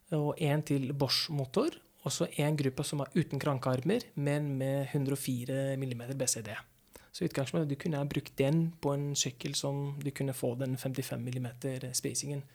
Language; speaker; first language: Norwegian; non-native, fluent; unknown